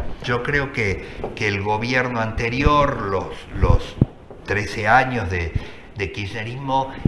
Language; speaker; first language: Spanish; native; Spanish